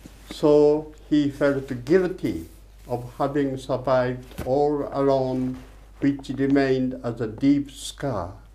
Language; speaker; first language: English; non-native, fluent; Japanese